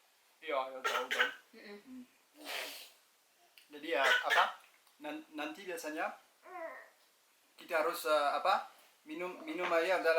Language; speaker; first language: Indonesian; non-native, learner; French